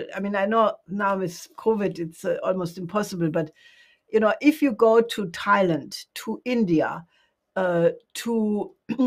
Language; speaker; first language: English; non-native, fluent; German